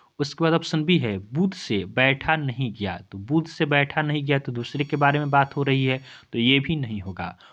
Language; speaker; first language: Hindi; native; Hindi